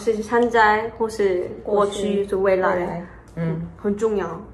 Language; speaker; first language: Chinese; non-native, fluent; Korean